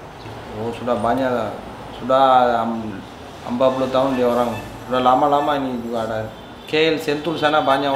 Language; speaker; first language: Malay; non-native, learner; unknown